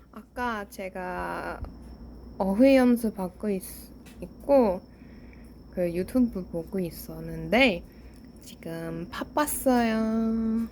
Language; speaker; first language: Korean; non-native, learner; English